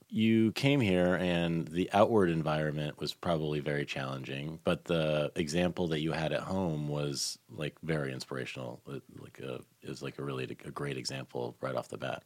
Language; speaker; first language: English; native; English